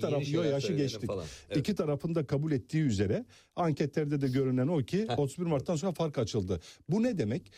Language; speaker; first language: Turkish; native; Turkish